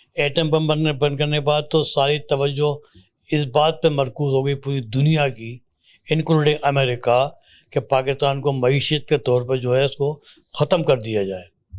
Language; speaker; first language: Urdu; native; Urdu